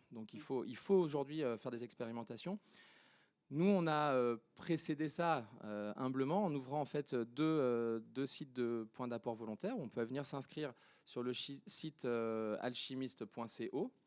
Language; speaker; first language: French; native; French